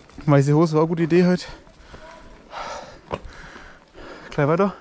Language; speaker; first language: German; native; German